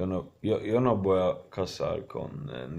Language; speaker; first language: Spanish; non-native, learner; Swedish